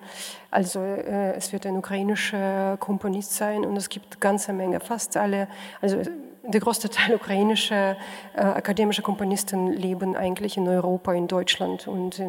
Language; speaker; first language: German; non-native, fluent; Russian